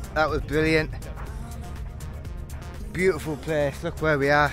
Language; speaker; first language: English; native; English